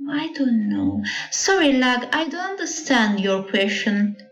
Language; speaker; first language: English; non-native, learner; Italian